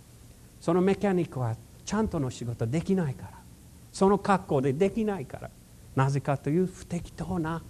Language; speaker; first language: Japanese; non-native, fluent; English